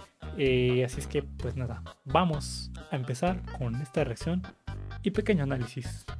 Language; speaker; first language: Spanish; native; Spanish